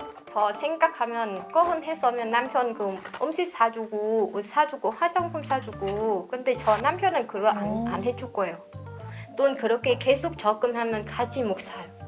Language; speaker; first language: Korean; non-native, learner; Vietnamese